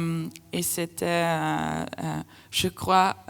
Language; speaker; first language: French; non-native, fluent; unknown